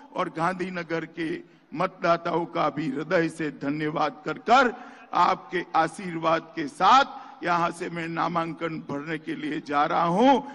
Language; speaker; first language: Hindi; non-native, local second language; Gujarati